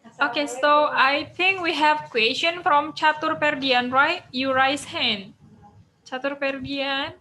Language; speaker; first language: English; non-native, fluent; Indonesian